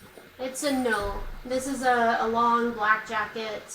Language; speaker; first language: English; native; English